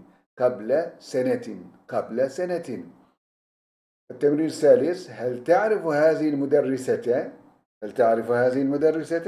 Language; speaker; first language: Arabic; non-native, fluent; Turkish